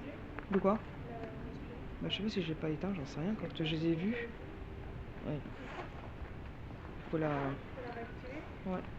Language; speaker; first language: French; native; French